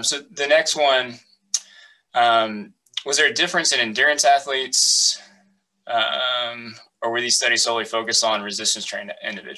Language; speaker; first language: English; native; English